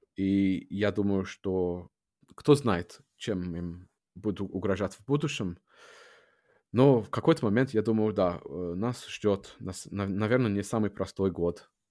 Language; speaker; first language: Russian; non-native, fluent; English